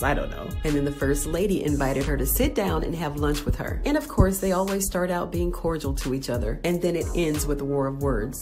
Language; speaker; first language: English; native; English